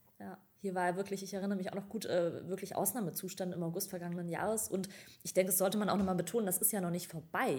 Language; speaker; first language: German; native; German